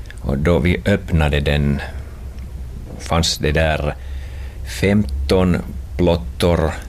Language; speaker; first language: Swedish; non-native, local second language; Finnish